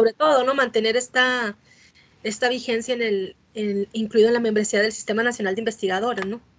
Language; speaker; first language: Spanish; native; Spanish